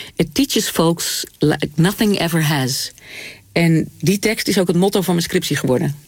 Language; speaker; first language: Dutch; native; Dutch